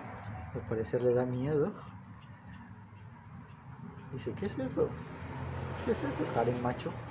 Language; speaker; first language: Spanish; native; Spanish